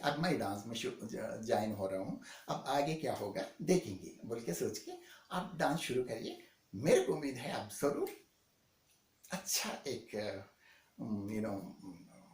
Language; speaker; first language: Hindi; non-native, local second language; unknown